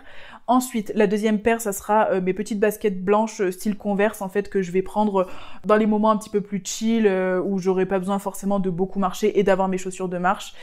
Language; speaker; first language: French; native; French